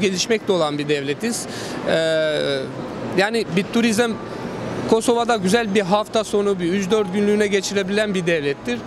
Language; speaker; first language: Turkish; non-native, fluent; Albanian